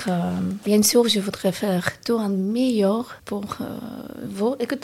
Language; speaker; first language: French; non-native, learner; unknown